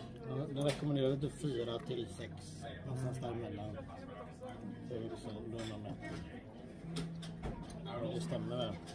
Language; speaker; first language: Swedish; non-native, learner; Thai